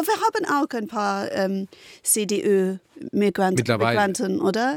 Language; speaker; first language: German; non-native, fluent; English